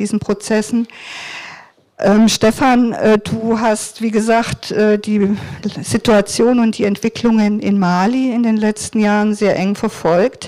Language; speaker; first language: German; native; German